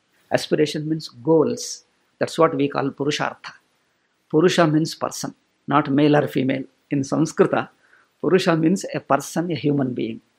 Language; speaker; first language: English; non-native, local second language; Kannada